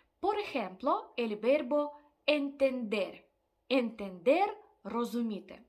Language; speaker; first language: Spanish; non-native, fluent; Ukrainian